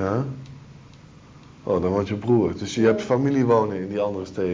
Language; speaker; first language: Dutch; native; Dutch